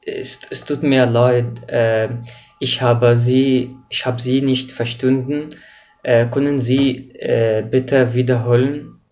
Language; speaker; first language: German; non-native, fluent; Arabic